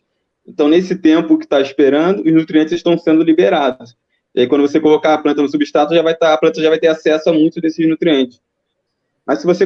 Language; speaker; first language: Portuguese; native; Portuguese